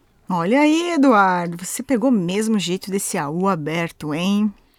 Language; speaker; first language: Portuguese; native; Portuguese